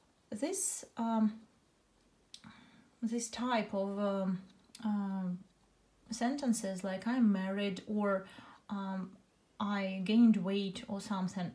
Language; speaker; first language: English; non-native, fluent; Russian